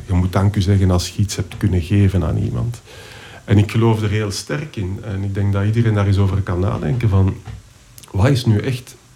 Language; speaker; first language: Dutch; native; Dutch